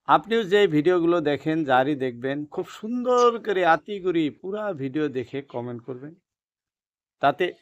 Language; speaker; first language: Bangla; non-native, local second language; Assamese